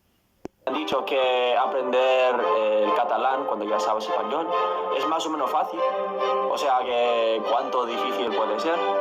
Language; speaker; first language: Spanish; non-native, fluent; English